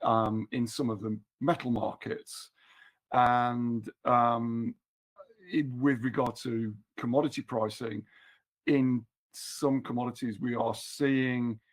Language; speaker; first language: English; native; English